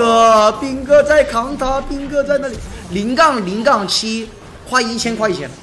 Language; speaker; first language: Chinese; native; Chinese